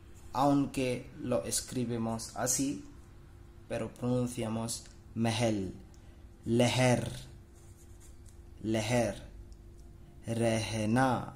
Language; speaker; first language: Spanish; non-native, fluent; Hindi